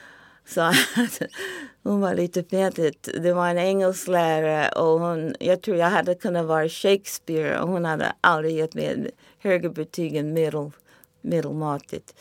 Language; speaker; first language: Swedish; non-native, fluent; English